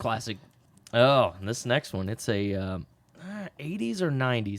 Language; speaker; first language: English; native; English